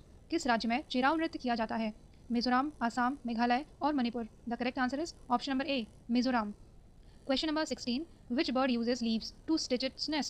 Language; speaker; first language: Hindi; native; Hindi